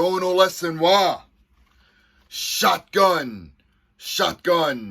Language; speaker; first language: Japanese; non-native, fluent; English